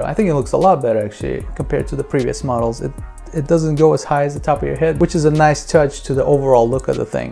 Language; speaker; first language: English; native; English